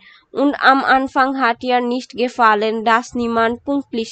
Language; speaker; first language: German; non-native, learner; Bangla